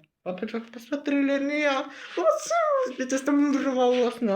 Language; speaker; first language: Russian; non-native, learner; Uzbek